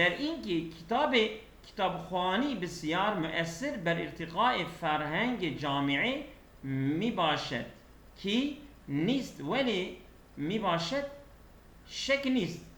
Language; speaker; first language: Persian; non-native, fluent; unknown